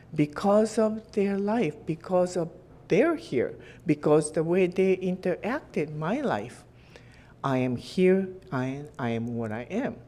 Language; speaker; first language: English; non-native, fluent; Japanese